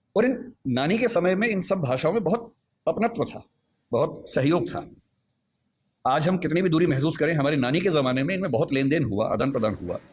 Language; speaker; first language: Hindi; native; Hindi